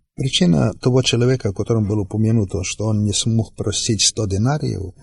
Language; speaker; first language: Russian; non-native, local second language; Rusyn